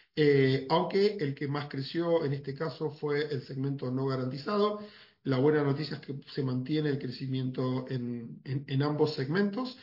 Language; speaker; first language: Spanish; native; Spanish